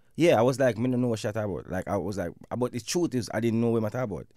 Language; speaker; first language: English; non-native, local second language; Jamaican Creole English